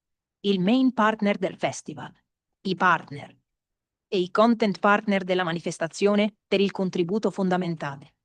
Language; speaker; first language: Italian; native; Italian